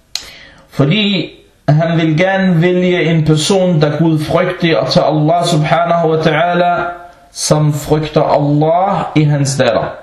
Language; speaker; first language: Danish; non-native, local second language; Arabic